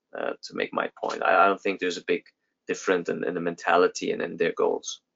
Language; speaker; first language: English; non-native, fluent; German